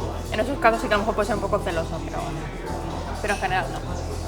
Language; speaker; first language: Spanish; native; Spanish